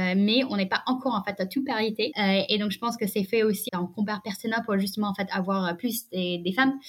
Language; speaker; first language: French; non-native, fluent; English